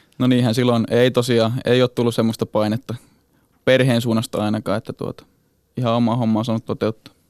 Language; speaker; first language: Finnish; native; Finnish